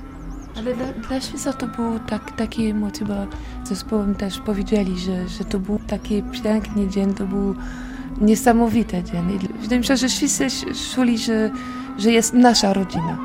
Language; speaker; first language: Polish; non-native, learner; French